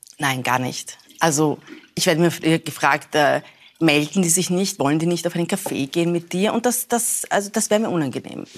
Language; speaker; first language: German; early bilingual, other home language; Persian